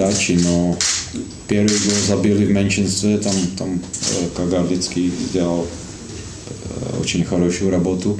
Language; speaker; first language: Russian; non-native, fluent; Slovak